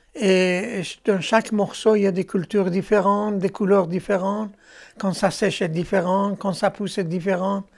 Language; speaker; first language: French; non-native, fluent; Persian